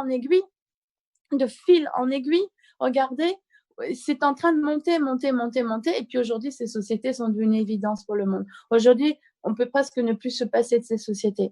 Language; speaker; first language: French; native; French